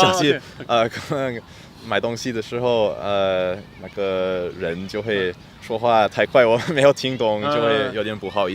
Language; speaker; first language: Chinese; non-native, fluent; English